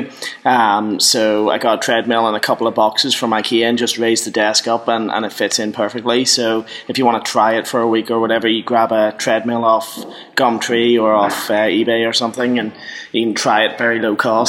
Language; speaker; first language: English; native; English